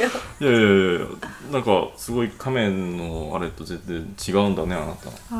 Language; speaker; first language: Japanese; non-native, learner; Korean